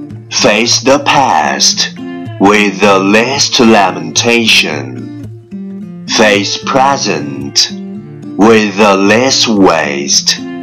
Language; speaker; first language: English; non-native, fluent; Chinese